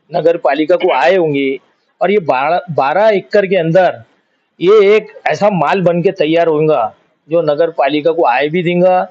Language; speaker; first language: Hindi; native; Hindi